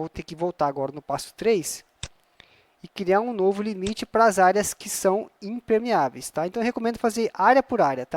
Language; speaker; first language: Portuguese; native; Portuguese